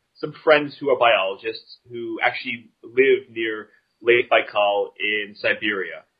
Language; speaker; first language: English; native; English